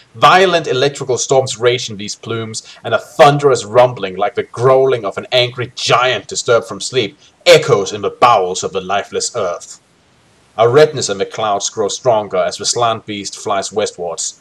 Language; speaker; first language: English; native; English